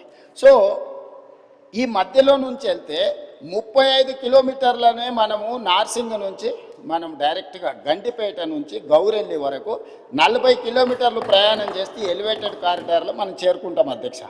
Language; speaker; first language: Telugu; native; Telugu